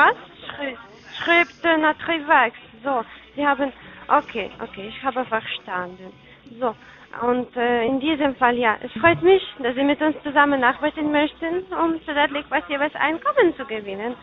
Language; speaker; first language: German; non-native, fluent; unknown